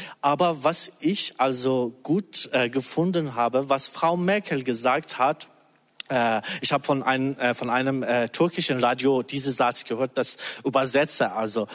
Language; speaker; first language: German; non-native, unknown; Persian